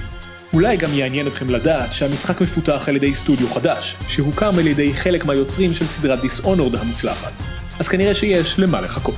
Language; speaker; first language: Hebrew; native; Hebrew